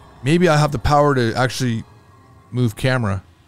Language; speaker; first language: English; native; English